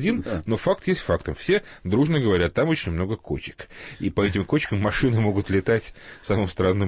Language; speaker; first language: Russian; native; Russian